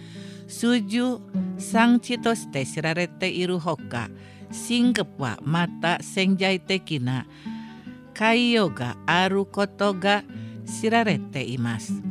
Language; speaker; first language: Japanese; non-native, fluent; Indonesian